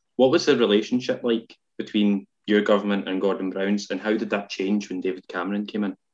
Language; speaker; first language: English; native; English